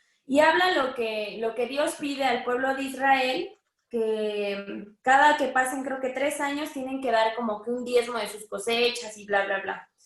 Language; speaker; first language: Spanish; native; Spanish